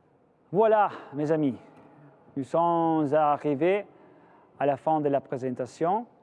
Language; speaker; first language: French; non-native, fluent; Italian